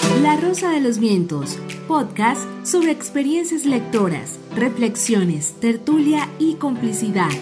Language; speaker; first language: Spanish; native; Spanish